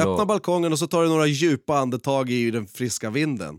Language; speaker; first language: Swedish; native; Swedish